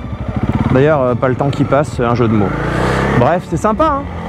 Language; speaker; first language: French; native; French